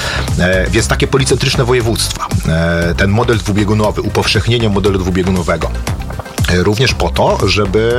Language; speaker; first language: Polish; native; Polish